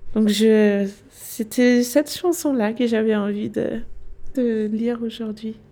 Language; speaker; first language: French; non-native, fluent; Danish